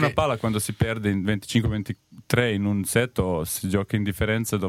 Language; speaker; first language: Italian; non-native, learner; Serbian